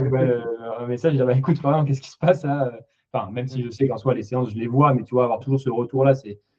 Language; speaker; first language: French; native; French